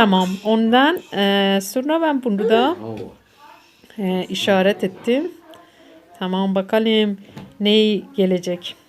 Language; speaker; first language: Turkish; non-native, learner; Persian